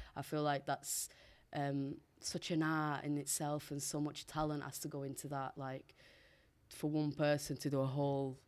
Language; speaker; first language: English; non-native, local second language; Portuguese